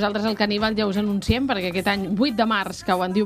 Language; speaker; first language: Catalan; native; Catalan